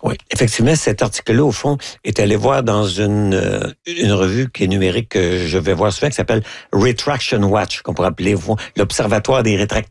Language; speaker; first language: French; native; French